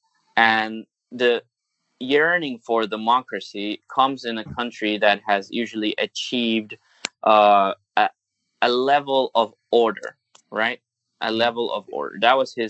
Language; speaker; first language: English; non-native, fluent; Spanish